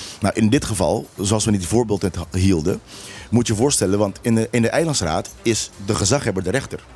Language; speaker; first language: Dutch; non-native, local second language; Papiamento